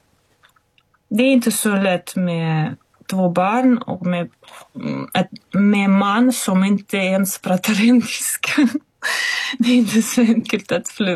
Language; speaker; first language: Swedish; non-native, fluent; Russian